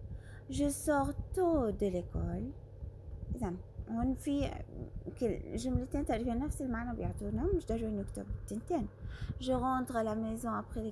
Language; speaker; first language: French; non-native, fluent; Arabic